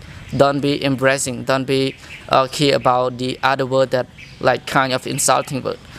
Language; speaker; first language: English; non-native, learner; Khmer